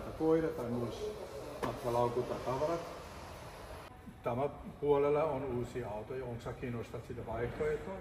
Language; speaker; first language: Finnish; non-native, learner; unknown